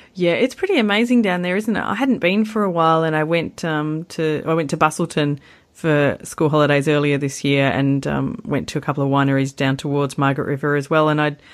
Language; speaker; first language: English; native; English